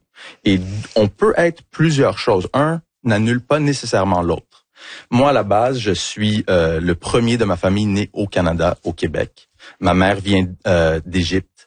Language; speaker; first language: French; early bilingual, other home language; English